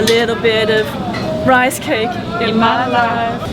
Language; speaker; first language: English; native; English